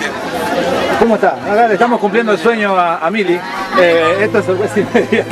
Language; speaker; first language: Spanish; native; Spanish